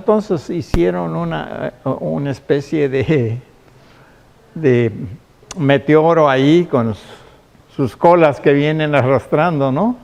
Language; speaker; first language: Spanish; native; Spanish